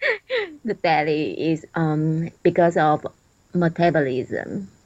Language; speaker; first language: English; non-native, learner; Chinese